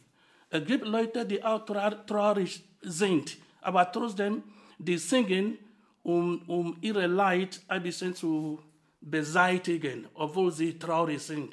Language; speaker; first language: German; non-native, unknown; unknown